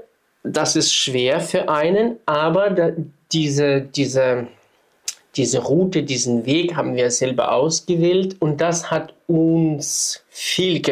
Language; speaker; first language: German; non-native, fluent; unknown